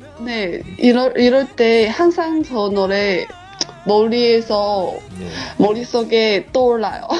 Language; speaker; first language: Korean; non-native, learner; Chinese